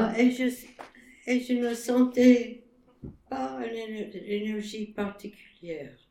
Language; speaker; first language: French; non-native, fluent; English